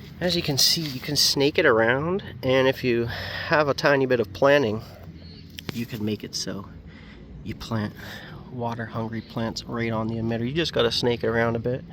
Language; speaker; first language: English; native; English